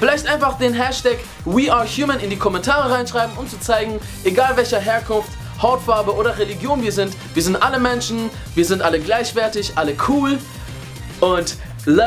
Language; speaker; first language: German; native; German